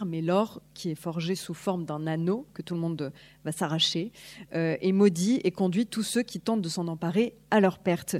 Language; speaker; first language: French; native; French